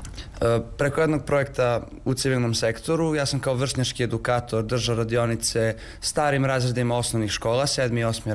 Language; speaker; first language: Serbian; native; Serbian